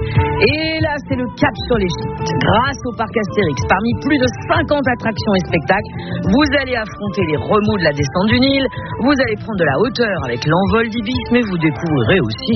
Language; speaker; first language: French; native; French